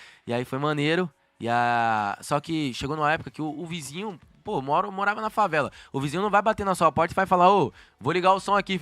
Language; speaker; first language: Portuguese; native; Portuguese